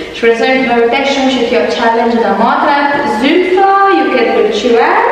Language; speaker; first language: Albanian; early bilingual, heritage; Albanian